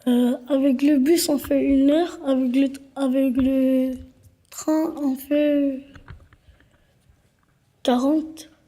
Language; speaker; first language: French; non-native, learner; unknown